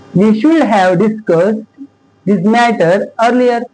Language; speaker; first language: English; non-native, local second language; Marathi